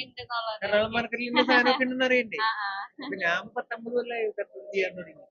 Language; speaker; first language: Malayalam; native; Malayalam